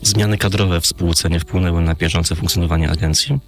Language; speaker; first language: Polish; native; Polish